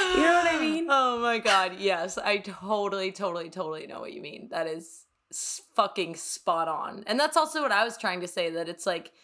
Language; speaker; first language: English; non-native, fluent; Danish